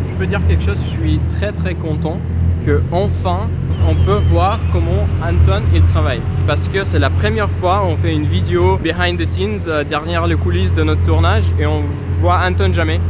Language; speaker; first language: French; non-native, fluent; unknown